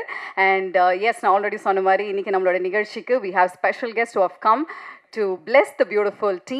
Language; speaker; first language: Tamil; native; Tamil